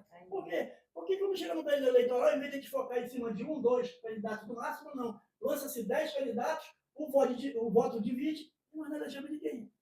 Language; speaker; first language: Portuguese; native; Portuguese